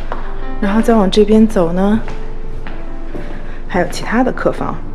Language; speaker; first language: Chinese; native; Chinese